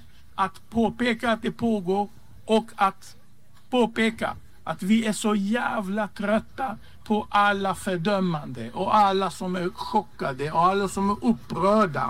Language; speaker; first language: Swedish; non-native, fluent; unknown